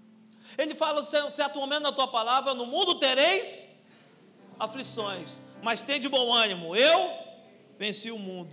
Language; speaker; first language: Portuguese; native; Portuguese